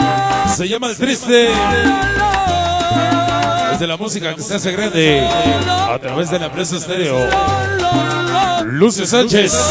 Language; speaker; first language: Spanish; native; Spanish